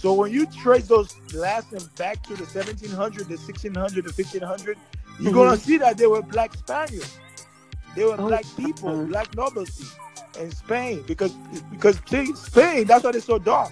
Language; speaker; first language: English; early bilingual, other home language; Haitian Creole